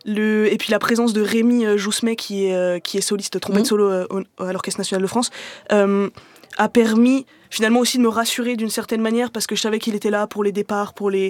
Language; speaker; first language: French; native; French